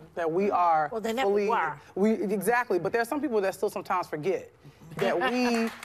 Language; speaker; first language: English; native; English